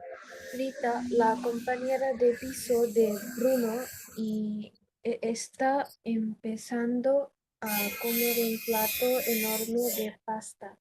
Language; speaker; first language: Spanish; non-native, learner; Bangla